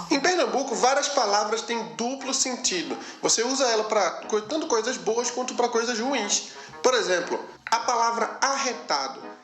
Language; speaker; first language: Portuguese; native; Portuguese